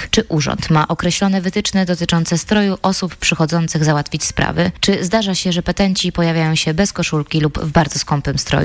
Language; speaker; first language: Polish; native; Polish